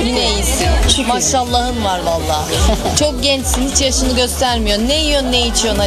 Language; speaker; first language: Turkish; native; Turkish